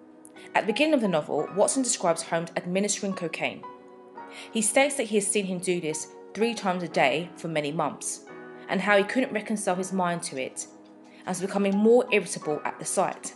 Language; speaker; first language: English; native; English